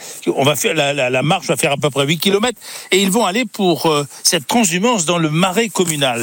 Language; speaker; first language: French; native; French